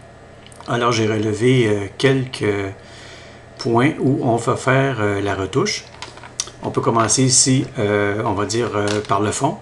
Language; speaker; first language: French; native; French